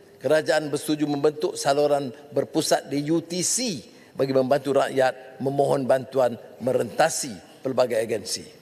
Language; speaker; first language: Malay; native; Malay